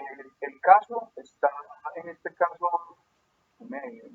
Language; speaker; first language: Spanish; native; Spanish